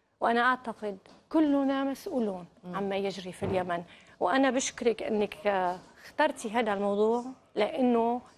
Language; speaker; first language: Arabic; native; Arabic